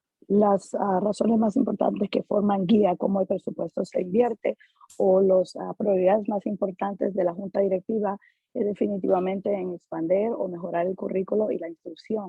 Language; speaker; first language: Spanish; native; Spanish